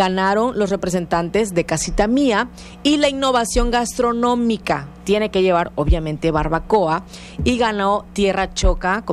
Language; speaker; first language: Spanish; native; Spanish